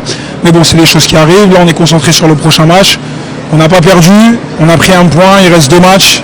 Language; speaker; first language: French; native; French